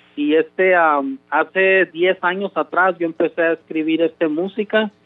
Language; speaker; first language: Spanish; early bilingual, heritage; Spanish